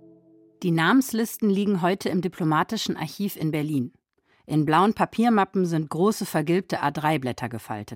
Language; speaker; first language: German; native; German